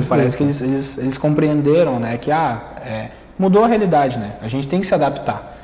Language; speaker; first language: Portuguese; native; Portuguese